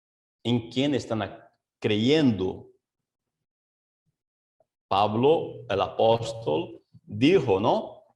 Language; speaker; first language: Spanish; non-native, fluent; Portuguese